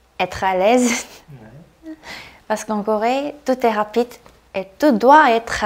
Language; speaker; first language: French; non-native, fluent; Korean